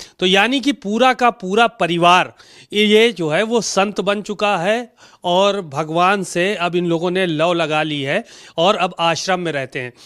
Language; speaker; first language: Hindi; native; Hindi